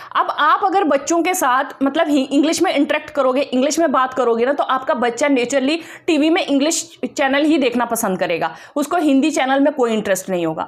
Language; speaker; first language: Hindi; non-native, local second language; Dogri